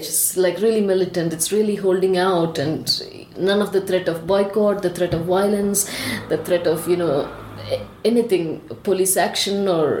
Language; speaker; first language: English; non-native, local second language; Tamil